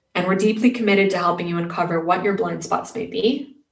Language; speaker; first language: English; native; English